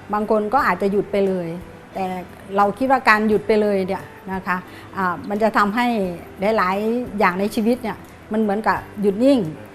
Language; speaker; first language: Thai; native; Thai